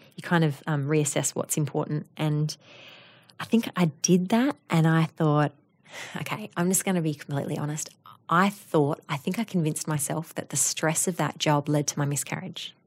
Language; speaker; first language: English; native; English